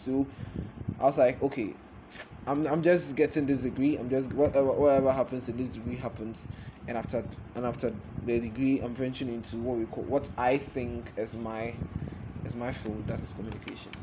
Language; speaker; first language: English; non-native, local second language; Akan